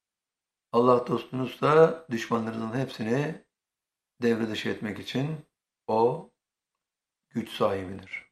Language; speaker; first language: Turkish; native; Turkish